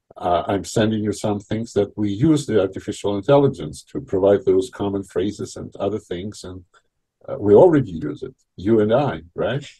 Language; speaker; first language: English; non-native, fluent; Russian